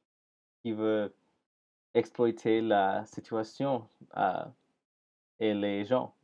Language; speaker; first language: French; non-native, learner; English